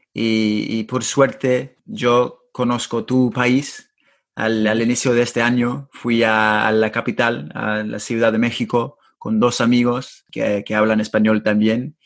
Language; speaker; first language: Spanish; non-native, fluent; English